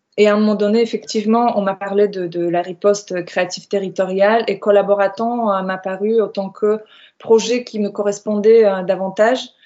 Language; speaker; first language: French; non-native, fluent; Polish